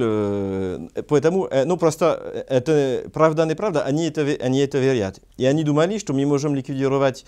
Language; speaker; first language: Russian; non-native, learner; French